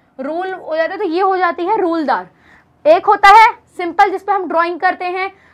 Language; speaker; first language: Hindi; native; Hindi